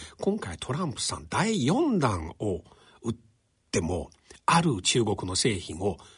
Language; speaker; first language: Japanese; non-native, fluent; Chinese